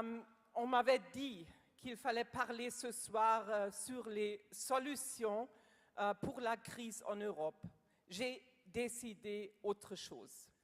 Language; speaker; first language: French; non-native, learner; German